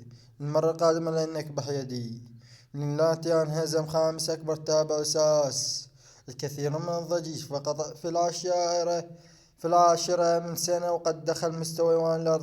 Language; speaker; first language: Arabic; native; Arabic